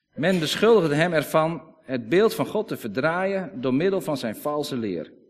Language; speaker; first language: Dutch; native; Dutch